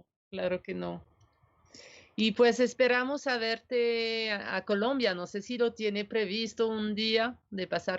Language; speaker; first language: Spanish; non-native, fluent; French